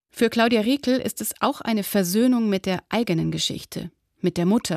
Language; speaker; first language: German; native; German